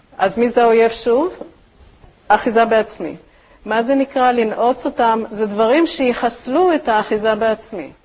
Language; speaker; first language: Hebrew; native; Hebrew